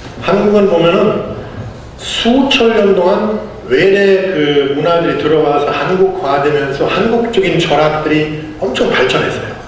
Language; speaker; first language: Korean; native; Korean